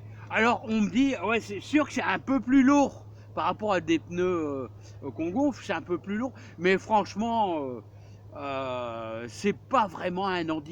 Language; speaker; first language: French; native; French